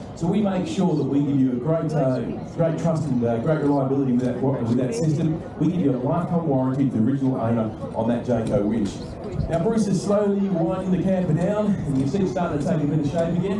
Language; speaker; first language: English; native; English